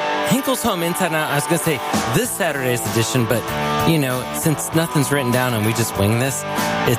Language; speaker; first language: English; native; English